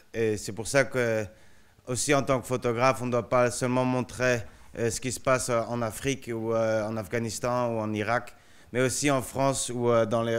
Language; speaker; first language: French; non-native, fluent; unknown